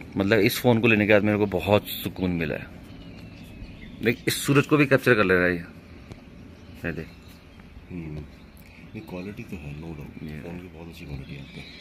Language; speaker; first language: Hindi; native; Hindi